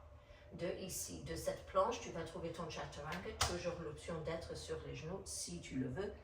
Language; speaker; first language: French; non-native, fluent; English